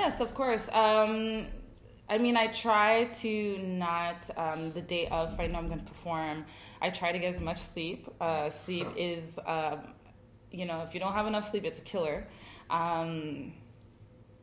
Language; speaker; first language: English; native; English